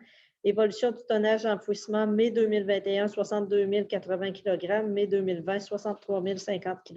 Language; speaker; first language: French; native; French